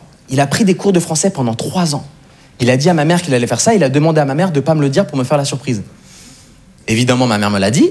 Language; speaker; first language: French; native; French